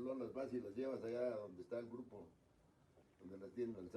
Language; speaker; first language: Spanish; native; Spanish